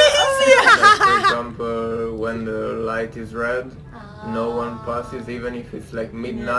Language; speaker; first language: English; non-native, learner; Italian